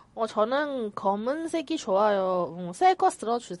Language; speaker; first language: Korean; non-native, learner; Cantonese